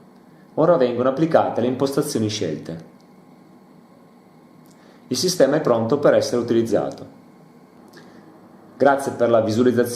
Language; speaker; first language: Italian; native; Italian